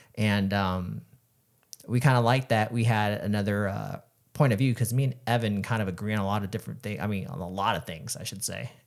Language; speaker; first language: English; native; English